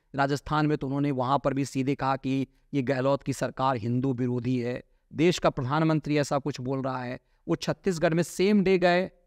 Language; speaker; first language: Hindi; native; Hindi